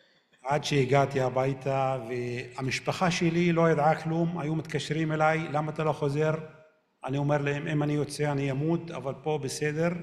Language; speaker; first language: Hebrew; non-native, local second language; Arabic